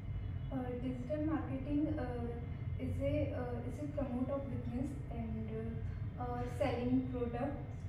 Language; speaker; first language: English; non-native, learner; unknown